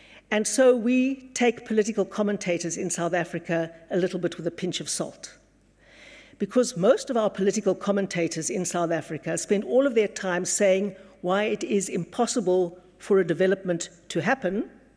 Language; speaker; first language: English; native; English